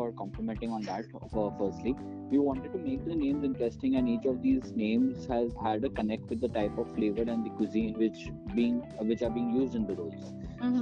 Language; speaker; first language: English; non-native, local second language; Bangla